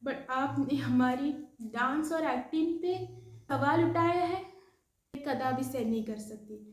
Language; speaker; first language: Hindi; non-native, local second language; Marathi